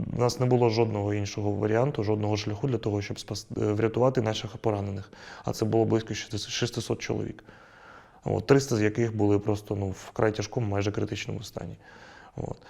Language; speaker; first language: Ukrainian; native; Ukrainian